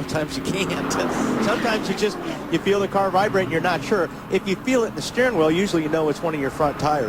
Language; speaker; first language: English; native; English